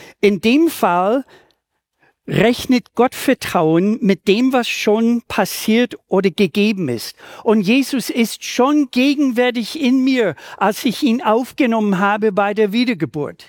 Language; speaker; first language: German; native; German